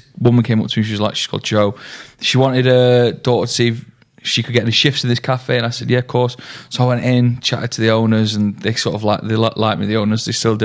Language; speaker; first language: English; native; English